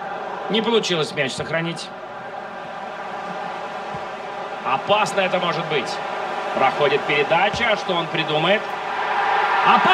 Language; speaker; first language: Russian; native; Russian